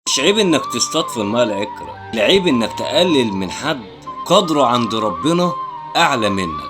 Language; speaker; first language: Arabic; native; Arabic